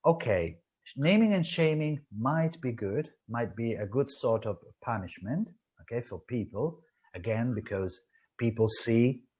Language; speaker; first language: English; non-native, fluent; Italian